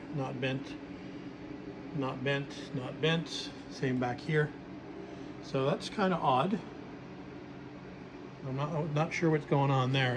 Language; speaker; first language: English; native; English